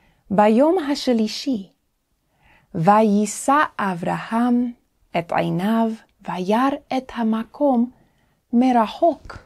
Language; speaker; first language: Hebrew; non-native, fluent; English